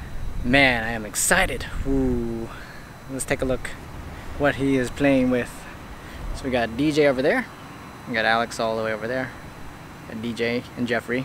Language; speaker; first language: English; native; English